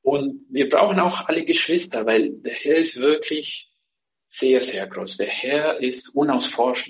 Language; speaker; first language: German; non-native, fluent; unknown